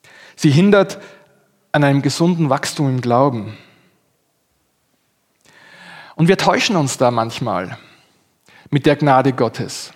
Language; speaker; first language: German; native; German